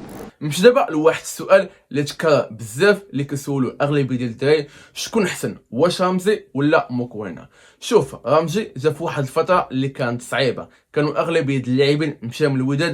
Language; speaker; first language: Arabic; native; Arabic